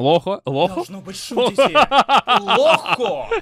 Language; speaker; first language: Russian; native; Russian